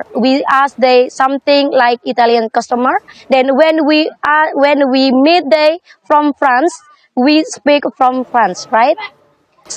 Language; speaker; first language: English; non-native, learner; Indonesian